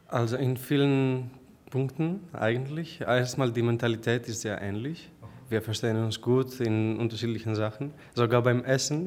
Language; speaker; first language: German; non-native, fluent; Persian